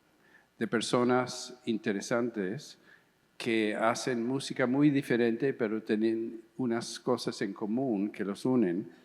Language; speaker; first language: Spanish; early bilingual, heritage; English